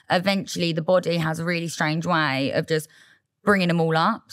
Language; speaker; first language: English; native; English